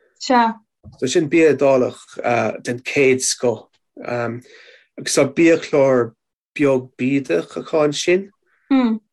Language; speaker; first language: Irish; non-native, local second language; English